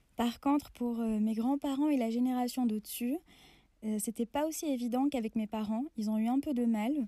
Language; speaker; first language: French; non-native, local second language; Arabic